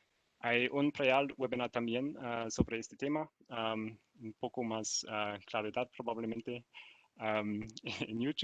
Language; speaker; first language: Spanish; non-native, learner; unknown